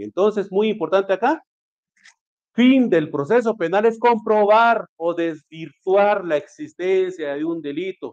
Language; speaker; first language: Spanish; native; Spanish